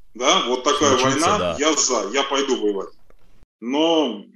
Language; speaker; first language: Russian; early bilingual, other home language; Armenian